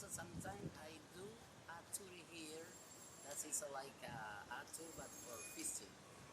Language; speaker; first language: English; non-native, learner; Spanish